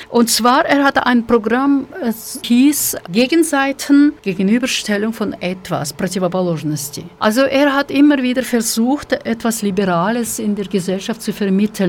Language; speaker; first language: German; non-native, fluent; Russian